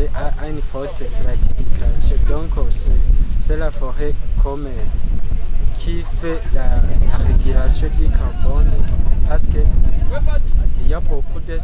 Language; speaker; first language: French; non-native, local second language; Rundi